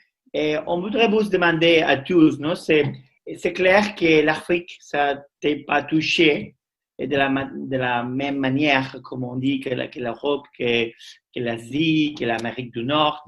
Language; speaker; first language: French; non-native, learner; Spanish